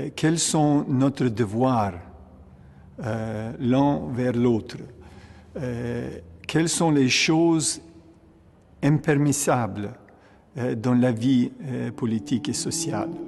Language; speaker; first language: French; non-native, fluent; Ukrainian